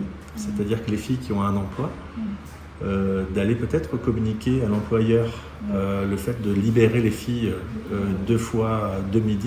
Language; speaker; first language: French; native; French